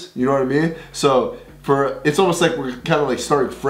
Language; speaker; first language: English; native; English